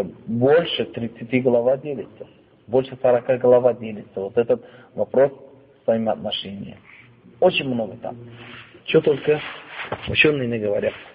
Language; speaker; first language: Russian; non-native, fluent; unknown